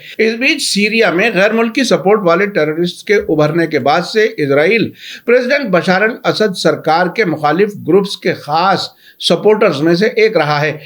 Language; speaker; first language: Urdu; native; Urdu